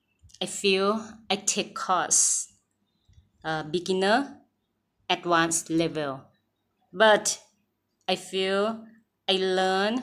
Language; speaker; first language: English; non-native, learner; Thai